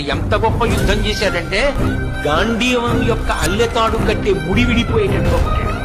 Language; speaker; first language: Telugu; native; Telugu